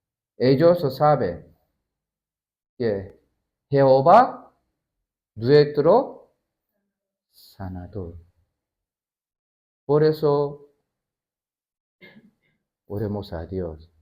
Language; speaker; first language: Spanish; non-native, learner; Korean